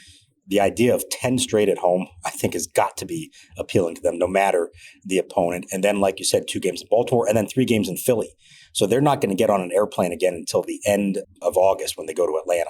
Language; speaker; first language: English; native; English